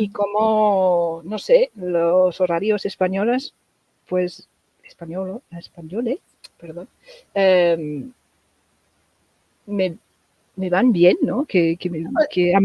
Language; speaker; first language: Spanish; non-native, fluent; English